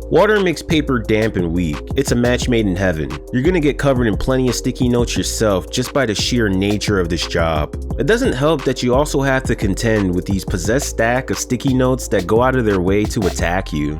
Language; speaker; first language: English; native; English